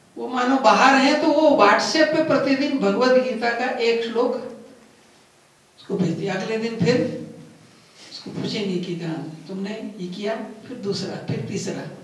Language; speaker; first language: Hindi; non-native, local second language; Gujarati